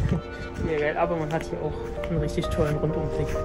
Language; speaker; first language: German; native; German